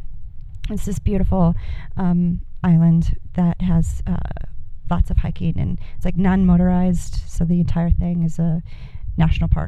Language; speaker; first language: English; native; English